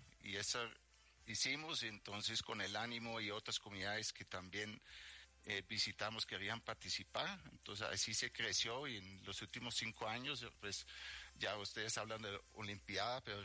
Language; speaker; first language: Spanish; native; Spanish